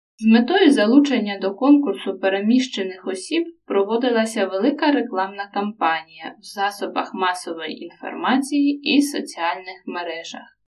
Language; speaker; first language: Ukrainian; native; Ukrainian